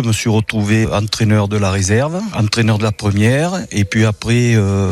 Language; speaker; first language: French; native; French